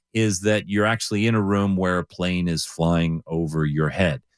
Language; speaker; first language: English; native; English